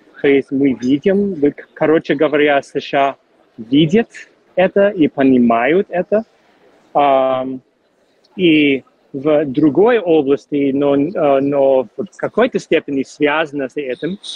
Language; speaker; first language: Russian; non-native, fluent; English